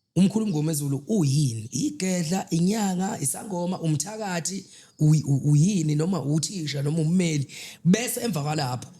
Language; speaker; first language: Zulu; native; Zulu